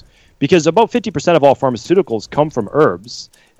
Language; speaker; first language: English; native; English